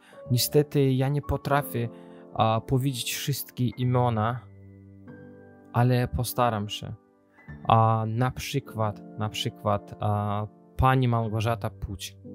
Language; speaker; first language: Polish; non-native, learner; Azerbaijani